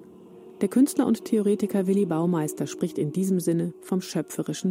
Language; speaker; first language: German; native; German